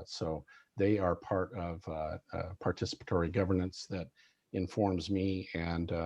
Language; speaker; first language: English; native; English